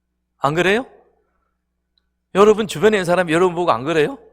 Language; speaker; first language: Korean; native; Korean